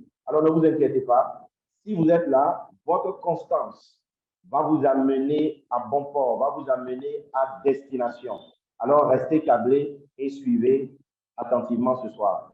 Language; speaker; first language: French; non-native, local second language; Yoruba